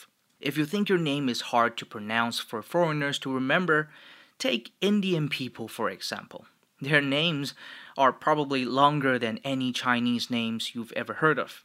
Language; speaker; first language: English; non-native, fluent; Chinese